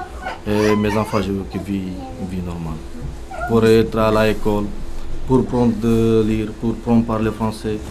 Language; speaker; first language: French; non-native, learner; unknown